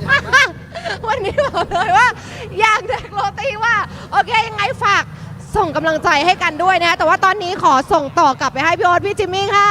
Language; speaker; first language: Thai; native; Thai